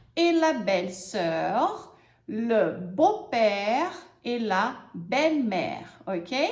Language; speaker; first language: French; non-native, fluent; Portuguese